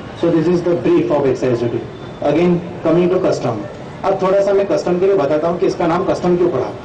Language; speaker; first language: Hindi; non-native, local second language; Sindhi